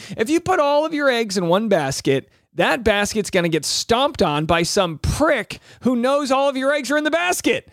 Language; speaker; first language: English; native; English